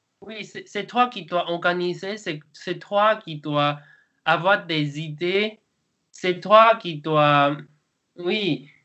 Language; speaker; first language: French; non-native, learner; Chinese